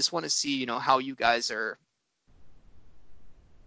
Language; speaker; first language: English; native; English